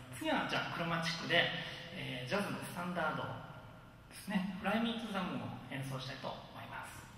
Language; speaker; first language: Japanese; native; Japanese